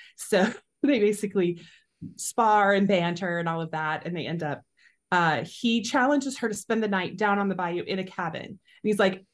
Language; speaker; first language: English; native; English